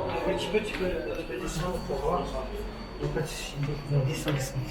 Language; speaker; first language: French; non-native, learner; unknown